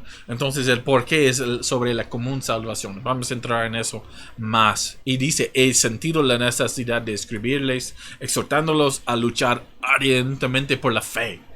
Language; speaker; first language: Spanish; non-native, fluent; English